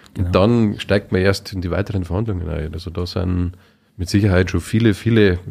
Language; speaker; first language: German; native; German